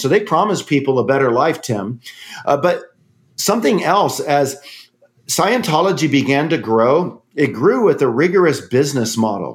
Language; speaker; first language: English; native; English